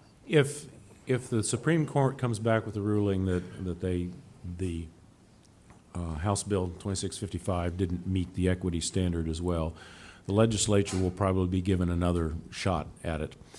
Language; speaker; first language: English; native; English